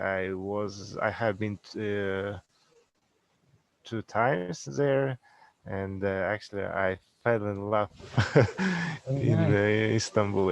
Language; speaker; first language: English; non-native, learner; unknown